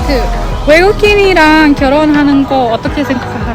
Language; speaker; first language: Korean; non-native, learner; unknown